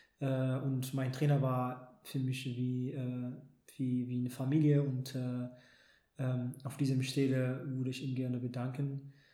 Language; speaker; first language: German; non-native, fluent; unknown